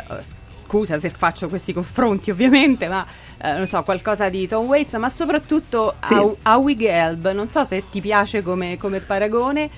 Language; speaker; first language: Italian; native; Italian